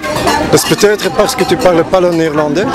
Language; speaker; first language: French; non-native, local second language; Dutch